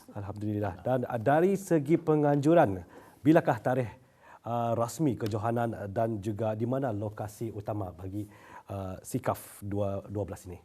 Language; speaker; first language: Malay; native; Malay